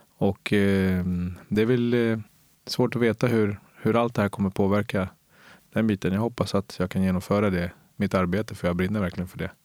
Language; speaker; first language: Swedish; early bilingual, other home language; Spanish